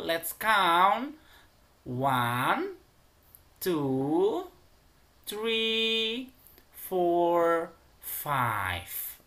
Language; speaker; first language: English; non-native, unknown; Indonesian